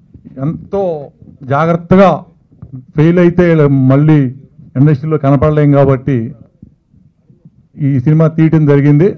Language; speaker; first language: Telugu; native; Telugu